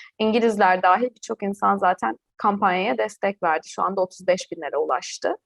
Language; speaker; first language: Turkish; native; Turkish